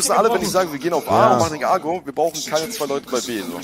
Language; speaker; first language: German; native; German